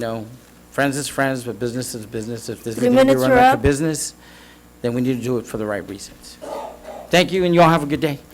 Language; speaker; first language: English; native; English